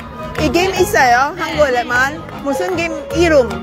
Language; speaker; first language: Korean; non-native, learner; Filipino